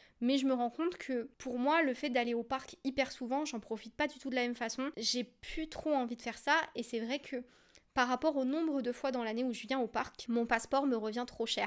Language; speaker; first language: French; native; French